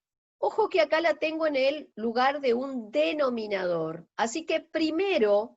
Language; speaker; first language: Spanish; native; Spanish